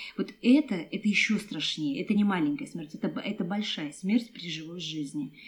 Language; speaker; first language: Russian; native; Russian